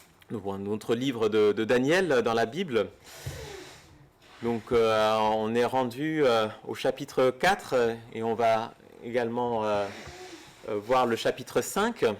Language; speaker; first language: French; native; French